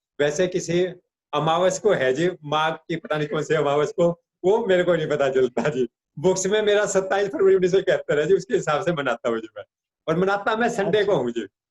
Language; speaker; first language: Hindi; native; Hindi